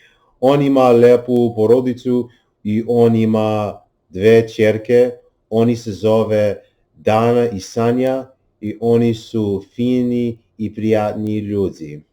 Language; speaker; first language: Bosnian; non-native, learner; English